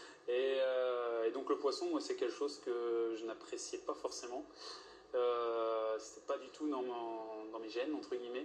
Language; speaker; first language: French; native; French